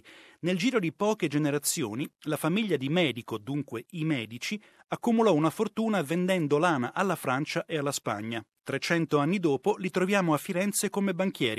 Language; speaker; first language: Italian; native; Italian